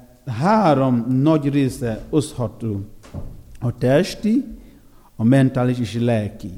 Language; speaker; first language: Hungarian; non-native, fluent; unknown